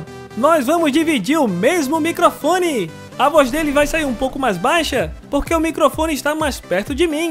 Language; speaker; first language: Portuguese; native; Portuguese